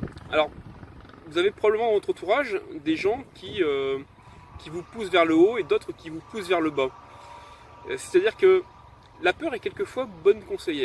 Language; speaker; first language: French; native; French